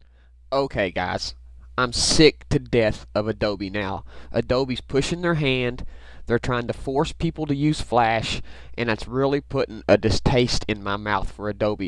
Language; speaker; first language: English; native; English